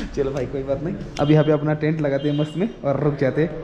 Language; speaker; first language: Hindi; non-native, local second language; Marathi